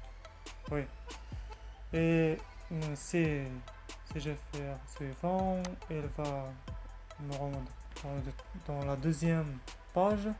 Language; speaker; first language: French; non-native, learner; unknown